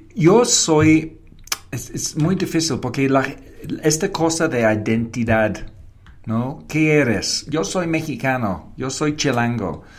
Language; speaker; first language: Spanish; non-native, fluent; English